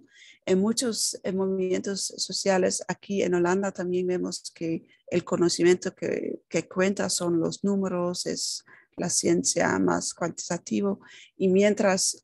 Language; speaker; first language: Spanish; non-native, fluent; Dutch